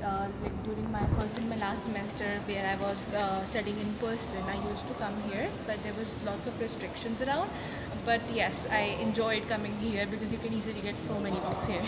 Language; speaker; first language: English; non-native, local second language; Punjabi